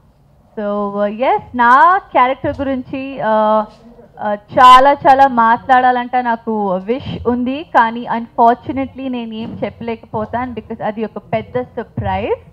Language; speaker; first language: Telugu; non-native, fluent; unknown